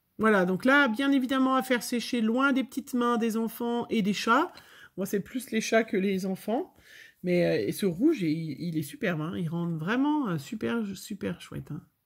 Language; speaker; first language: French; native; French